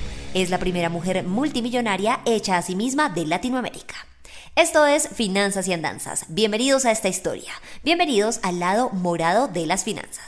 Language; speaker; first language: Spanish; native; Spanish